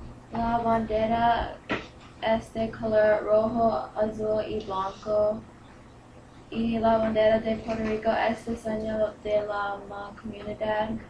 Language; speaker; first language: Spanish; non-native, learner; English